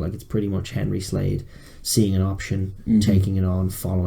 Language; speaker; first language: English; native; English